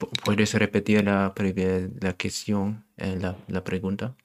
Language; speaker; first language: Spanish; non-native, learner; German